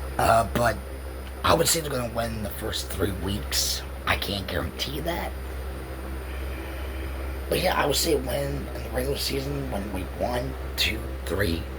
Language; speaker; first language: English; native; English